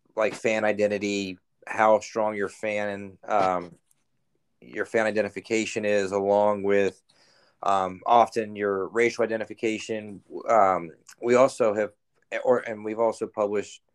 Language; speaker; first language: English; native; English